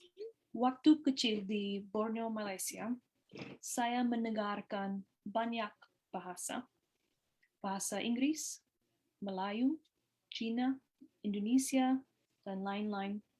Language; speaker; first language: Indonesian; non-native, learner; English